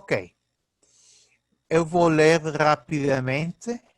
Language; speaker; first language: Portuguese; early bilingual, heritage; Portuguese